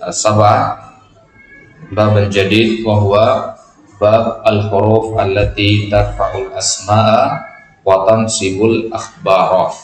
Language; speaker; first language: Arabic; non-native, fluent; Indonesian